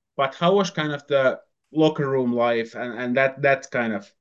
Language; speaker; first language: English; non-native, fluent; Finnish